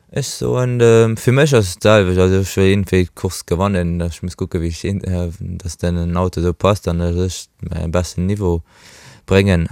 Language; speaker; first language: Luxembourgish; early bilingual, other home language; Portuguese